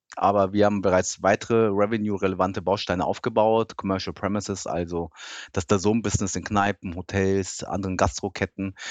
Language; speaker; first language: German; early bilingual, other home language; Japanese